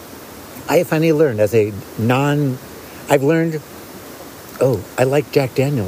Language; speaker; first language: English; native; English